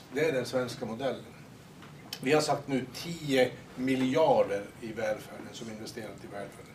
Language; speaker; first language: Swedish; native; Swedish